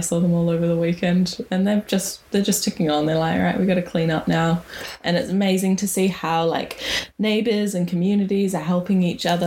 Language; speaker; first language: English; native; English